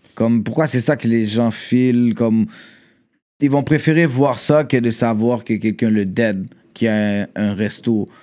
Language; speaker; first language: French; native; French